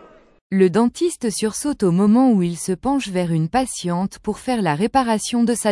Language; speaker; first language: French; native; French